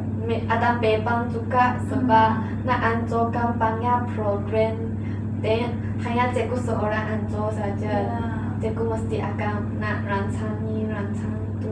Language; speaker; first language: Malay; non-native, local second language; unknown